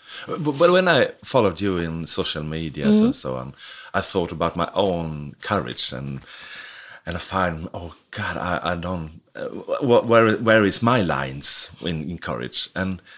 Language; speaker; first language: English; non-native, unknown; Swedish